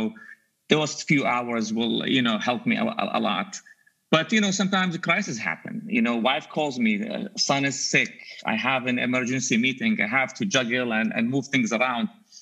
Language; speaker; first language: English; non-native, fluent; Arabic